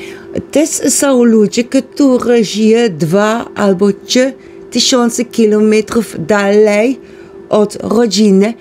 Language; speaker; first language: Polish; non-native, learner; Dutch